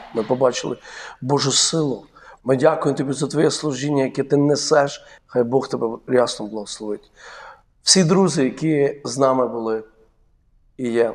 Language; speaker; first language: Ukrainian; native; Ukrainian